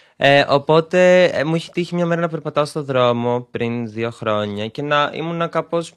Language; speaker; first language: Greek; early bilingual, other home language; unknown